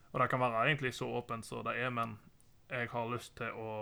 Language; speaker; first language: Norwegian; native; Norwegian